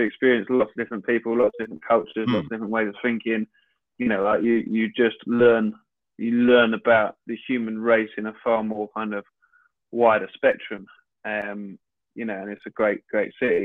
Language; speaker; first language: English; native; English